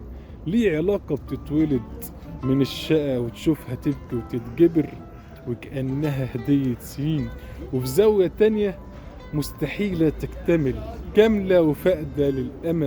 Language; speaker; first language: Arabic; native; Arabic